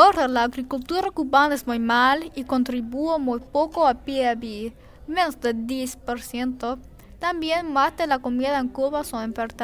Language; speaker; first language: Spanish; non-native, learner; English